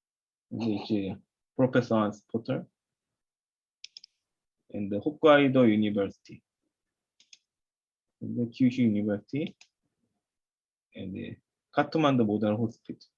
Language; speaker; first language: English; non-native, learner; Korean